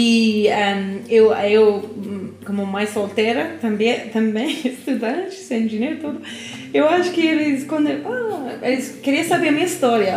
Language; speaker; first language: Portuguese; non-native, learner; English